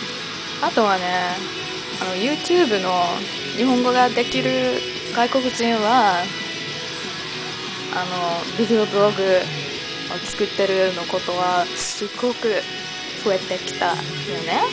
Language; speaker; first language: Japanese; non-native, learner; English